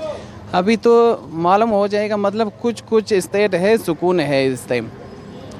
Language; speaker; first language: Hindi; non-native, learner; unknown